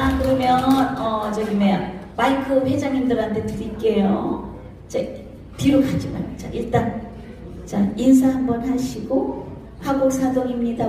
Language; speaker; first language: Korean; native; Korean